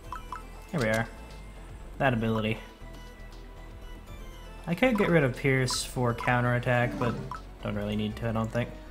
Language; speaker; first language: English; native; English